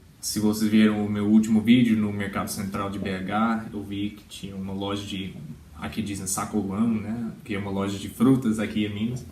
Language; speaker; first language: Portuguese; non-native, fluent; English